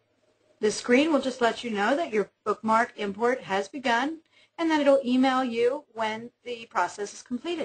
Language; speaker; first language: English; native; English